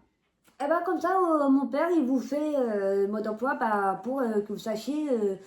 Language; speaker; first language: French; native; French